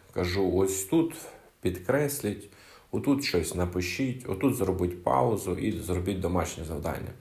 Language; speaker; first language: Ukrainian; non-native, local second language; Russian